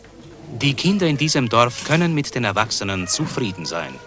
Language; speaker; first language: German; native; German